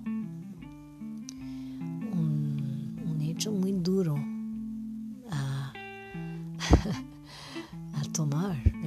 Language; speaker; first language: Spanish; non-native, fluent; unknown